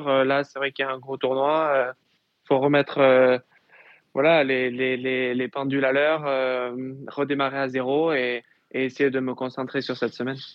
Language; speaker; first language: French; native; French